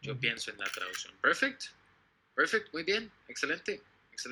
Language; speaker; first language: Spanish; non-native, fluent; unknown